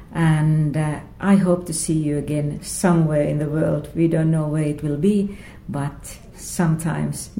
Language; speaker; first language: English; non-native, fluent; Finnish